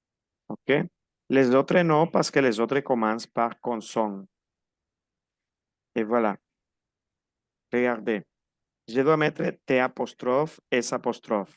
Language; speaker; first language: French; non-native, fluent; Spanish